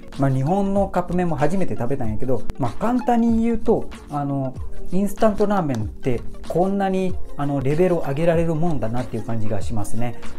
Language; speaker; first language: Japanese; non-native, fluent; Malay